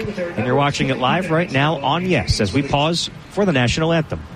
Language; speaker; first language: English; native; English